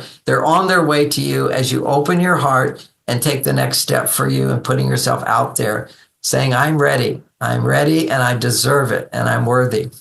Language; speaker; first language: English; native; English